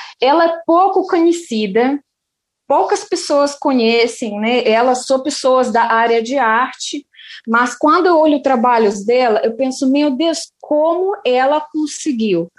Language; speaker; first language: Portuguese; non-native, fluent; Russian